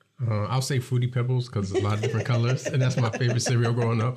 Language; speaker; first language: English; native; English